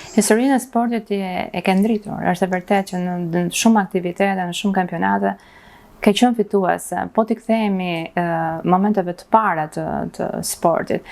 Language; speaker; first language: Albanian; native; Albanian